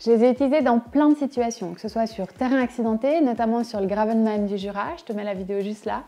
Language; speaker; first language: French; native; French